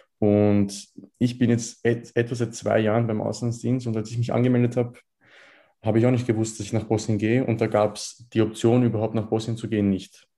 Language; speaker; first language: German; early bilingual, other home language; Bosnian